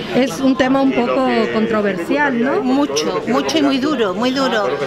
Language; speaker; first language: Spanish; native; Spanish